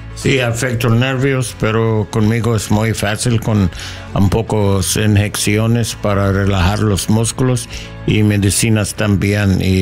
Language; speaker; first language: Spanish; non-native, learner; English